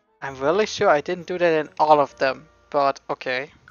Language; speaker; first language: English; non-native, fluent; German